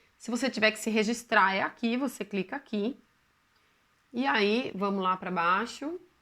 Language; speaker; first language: Portuguese; native; Portuguese